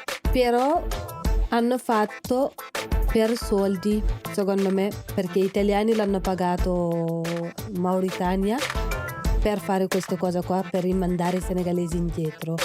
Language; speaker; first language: Italian; non-native, fluent; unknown